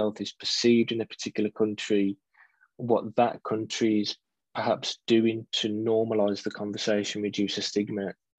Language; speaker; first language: English; native; English